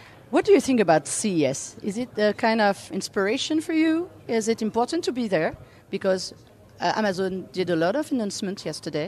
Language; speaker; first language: English; non-native, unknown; French